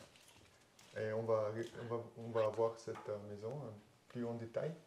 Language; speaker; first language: French; non-native, fluent; German